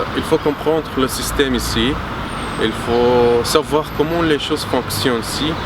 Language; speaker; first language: French; non-native, fluent; Arabic